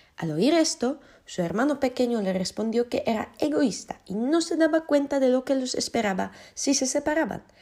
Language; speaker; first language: Spanish; non-native, fluent; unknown